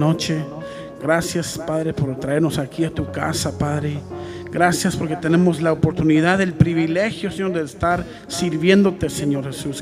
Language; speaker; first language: Spanish; early bilingual, heritage; Spanish